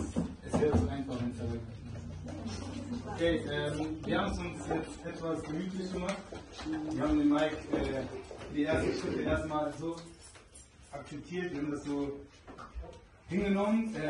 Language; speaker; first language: German; early bilingual, other home language; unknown